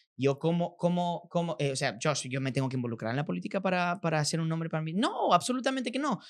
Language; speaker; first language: Spanish; early bilingual, heritage; Spanish